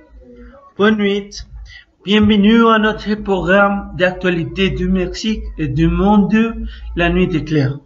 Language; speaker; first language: French; non-native, learner; Spanish